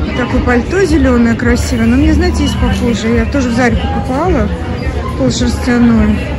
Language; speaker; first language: Russian; native; Russian